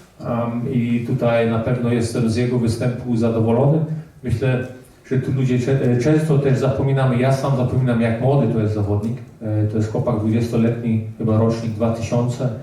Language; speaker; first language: Polish; early bilingual, heritage; Polish